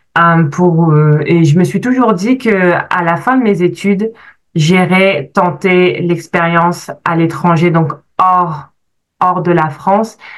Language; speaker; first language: French; native; French